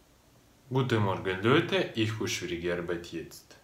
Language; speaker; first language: German; non-native, learner; Russian